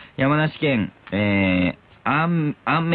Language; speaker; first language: Japanese; native; Japanese